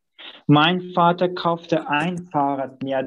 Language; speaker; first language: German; non-native, fluent; Turkish